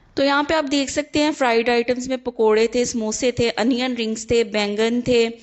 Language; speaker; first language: Urdu; native; Urdu